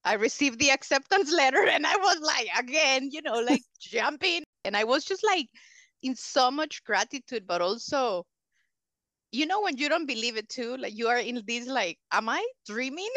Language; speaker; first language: English; non-native, fluent; Spanish